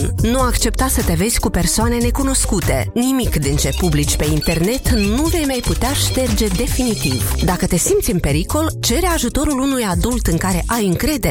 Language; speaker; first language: Romanian; native; Romanian